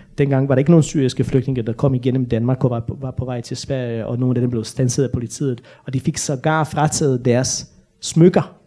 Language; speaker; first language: Danish; non-native, fluent; Bosnian